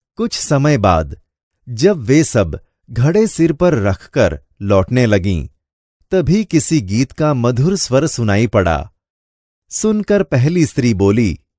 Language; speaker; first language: Hindi; non-native, local second language; Gujarati